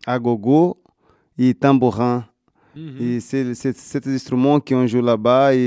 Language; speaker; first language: French; non-native, learner; Portuguese